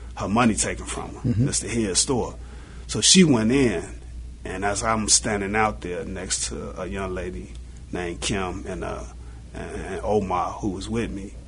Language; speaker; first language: English; native; English